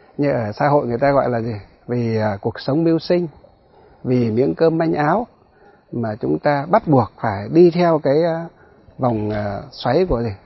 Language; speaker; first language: Vietnamese; non-native, local second language; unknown